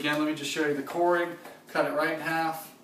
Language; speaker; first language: English; native; English